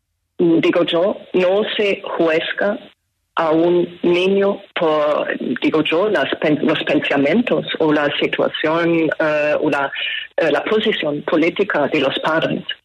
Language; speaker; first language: Spanish; non-native, fluent; German